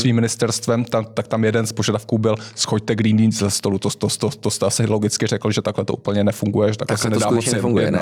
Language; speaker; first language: Czech; native; Czech